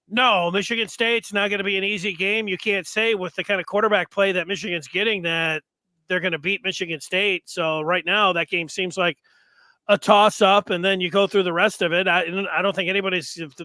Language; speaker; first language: English; native; English